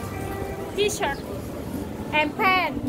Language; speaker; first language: English; non-native, learner; Indonesian